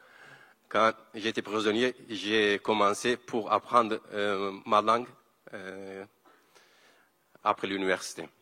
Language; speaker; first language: French; non-native, learner; Kurdish